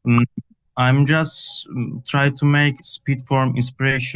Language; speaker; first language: English; non-native, learner; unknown